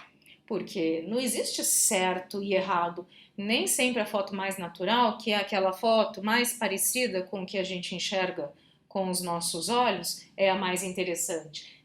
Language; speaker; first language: Portuguese; native; Portuguese